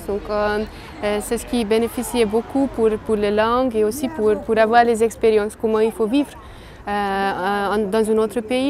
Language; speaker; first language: French; non-native, fluent; Hungarian